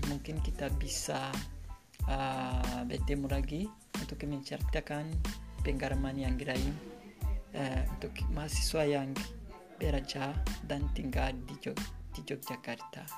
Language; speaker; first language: Indonesian; non-native, learner; Kinyarwanda